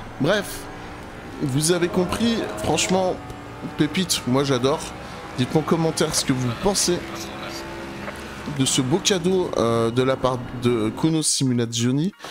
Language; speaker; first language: French; native; French